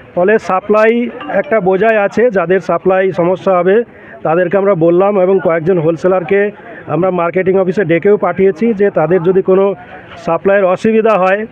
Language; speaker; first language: Bangla; native; Bangla